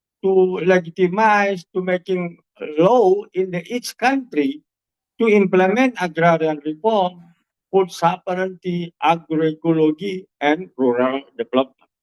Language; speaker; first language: English; non-native, learner; Indonesian